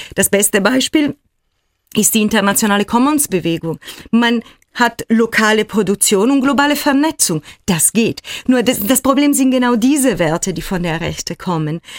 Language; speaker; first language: German; non-native, fluent; Italian